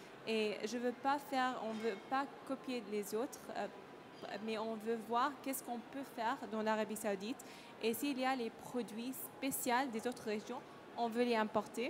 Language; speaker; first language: French; non-native, learner; Arabic